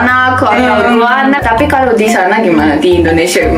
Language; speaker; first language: Indonesian; non-native, learner; Japanese